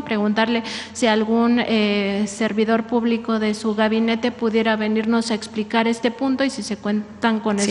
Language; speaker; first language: Spanish; native; Spanish